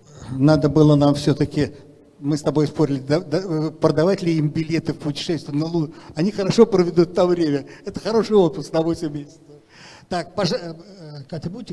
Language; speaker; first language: Russian; native; Russian